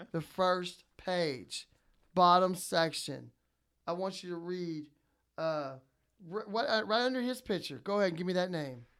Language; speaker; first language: English; native; English